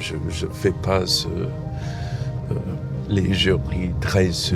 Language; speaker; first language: French; non-native, fluent; English